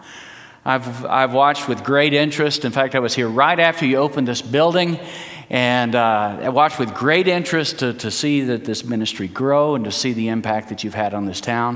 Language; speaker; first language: English; early bilingual, heritage; English